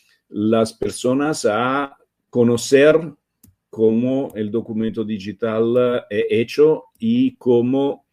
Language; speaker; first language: Spanish; non-native, fluent; Italian